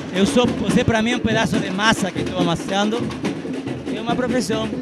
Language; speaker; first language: Portuguese; non-native, fluent; Arabic